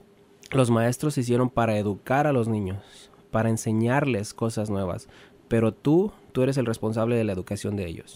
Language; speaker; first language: Spanish; native; Spanish